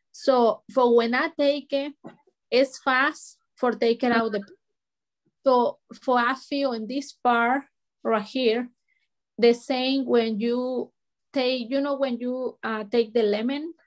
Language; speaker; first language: English; non-native, learner; Spanish